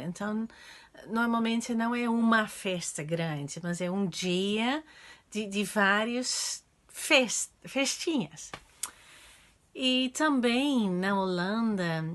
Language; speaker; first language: Portuguese; non-native, fluent; Dutch